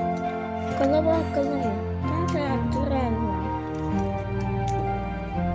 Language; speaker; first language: Russian; non-native, local second language; Yakut